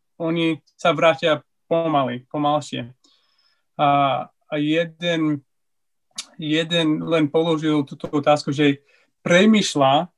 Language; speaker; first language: Slovak; non-native, learner; English